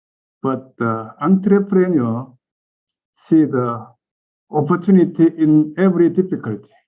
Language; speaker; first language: English; non-native, learner; Korean